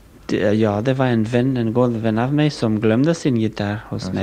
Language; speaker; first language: Swedish; non-native, fluent; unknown